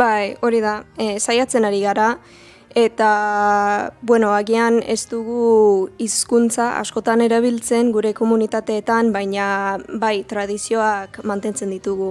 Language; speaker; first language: Basque; non-native, learner; English